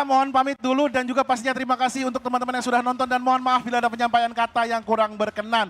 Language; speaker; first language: Indonesian; native; Indonesian